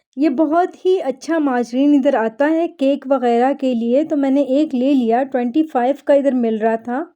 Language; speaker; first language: Urdu; native; Urdu